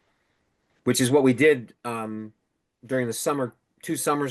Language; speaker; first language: English; native; English